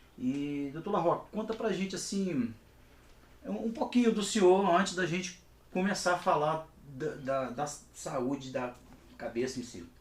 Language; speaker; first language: Portuguese; native; Portuguese